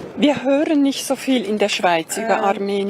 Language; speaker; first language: German; non-native, learner; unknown